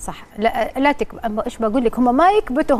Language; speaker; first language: Arabic; native; Arabic